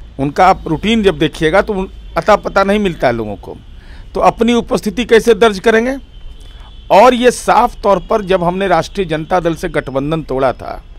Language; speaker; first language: Hindi; native; Hindi